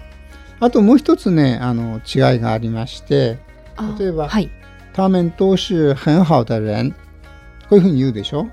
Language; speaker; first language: Japanese; native; Japanese